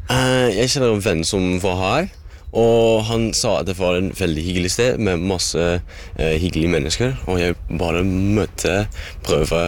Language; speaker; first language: Norwegian; non-native, learner; Dutch